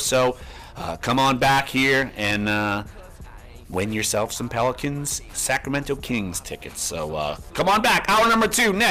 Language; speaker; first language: English; native; English